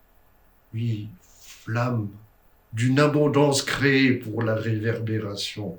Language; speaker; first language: French; native; French